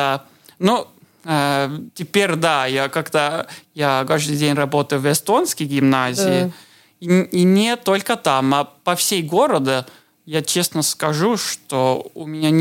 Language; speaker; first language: Russian; non-native, learner; Estonian